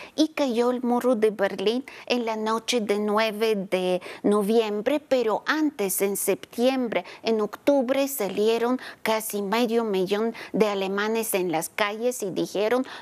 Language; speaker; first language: Spanish; non-native, fluent; Bulgarian